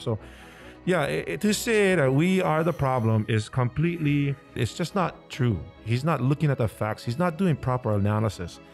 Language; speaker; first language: English; native; English